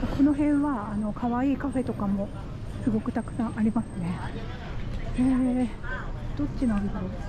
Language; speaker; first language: Japanese; native; Japanese